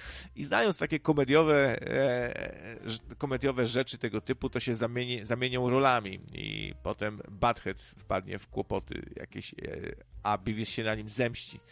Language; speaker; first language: Polish; native; Polish